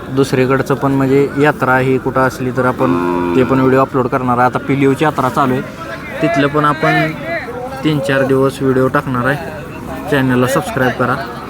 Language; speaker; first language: Marathi; native; Marathi